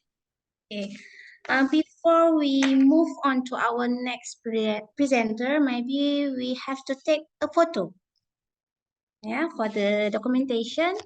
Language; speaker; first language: English; non-native, fluent; Indonesian